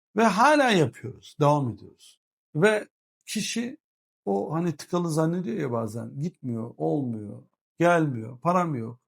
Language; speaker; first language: Turkish; early bilingual, heritage; Turkish